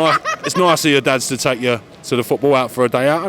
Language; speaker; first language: English; native; English